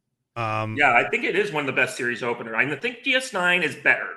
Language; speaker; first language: English; native; English